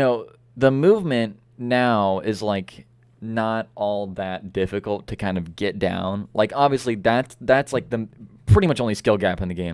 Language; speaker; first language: English; native; English